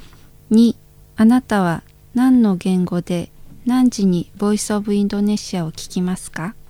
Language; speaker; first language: Japanese; non-native, fluent; Indonesian